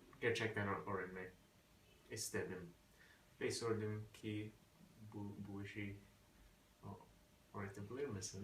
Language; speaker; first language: Turkish; non-native, learner; English